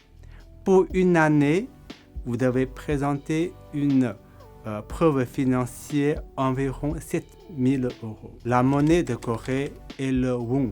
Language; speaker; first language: French; non-native, fluent; Korean